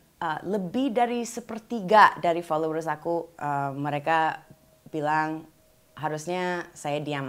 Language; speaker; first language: Indonesian; non-native, fluent; English